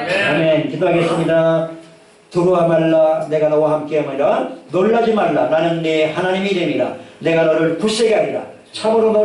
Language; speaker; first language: Korean; native; Korean